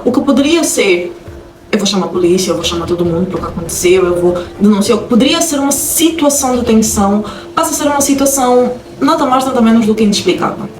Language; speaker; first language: Portuguese; native; Portuguese